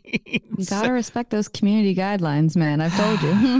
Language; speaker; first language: English; native; English